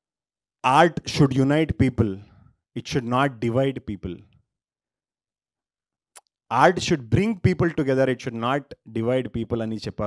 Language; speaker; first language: Telugu; non-native, learner; Kannada